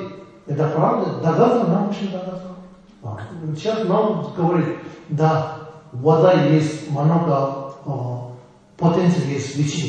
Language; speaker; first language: Russian; non-native, learner; Tibetan